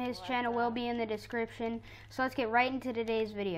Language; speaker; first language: English; native; English